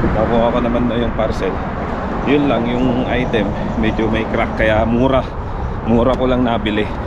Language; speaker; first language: Filipino; native; Filipino